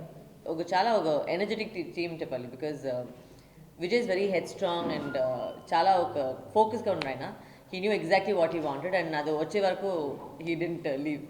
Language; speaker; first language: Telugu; non-native, local second language; Tamil